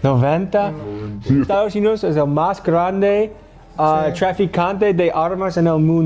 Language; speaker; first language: Spanish; non-native, learner; English